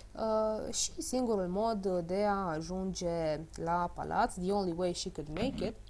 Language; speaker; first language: English; non-native, fluent; Romanian